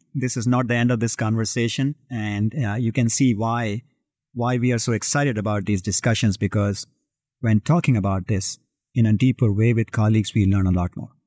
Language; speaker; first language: English; non-native, local second language; Hindi